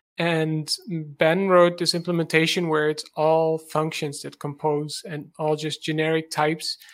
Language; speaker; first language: English; non-native, fluent; Dutch